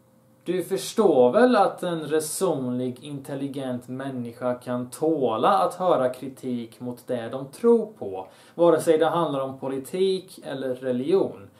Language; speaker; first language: Swedish; early bilingual, other home language; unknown